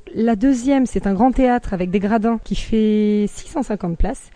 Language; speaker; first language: French; native; French